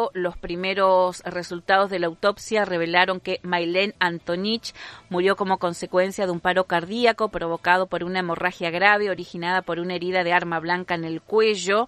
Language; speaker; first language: Spanish; native; Spanish